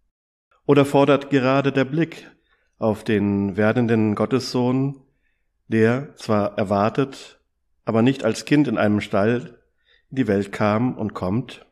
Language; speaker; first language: German; native; German